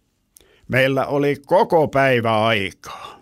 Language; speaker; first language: Finnish; native; Finnish